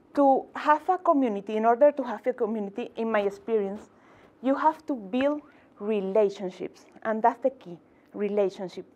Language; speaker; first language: English; non-native, fluent; Spanish